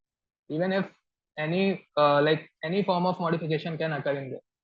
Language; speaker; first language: English; non-native, local second language; Hindi